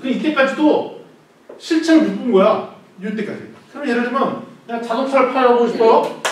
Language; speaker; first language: Korean; native; Korean